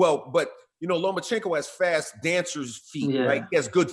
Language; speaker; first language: English; native; English